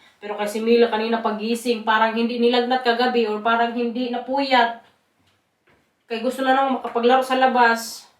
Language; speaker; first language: Filipino; non-native, local second language; Waray